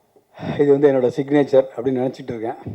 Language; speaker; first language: Tamil; native; Tamil